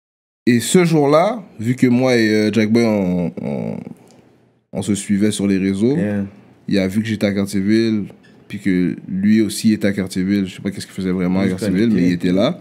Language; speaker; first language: French; native; French